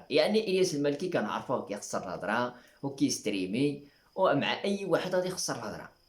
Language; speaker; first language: Arabic; native; Arabic